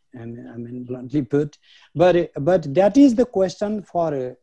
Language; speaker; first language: English; non-native, local second language; Nepali